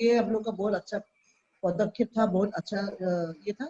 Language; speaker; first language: Hindi; non-native, local second language; Assamese